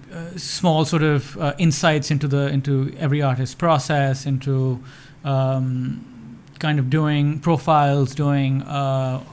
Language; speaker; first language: English; non-native, local second language; Urdu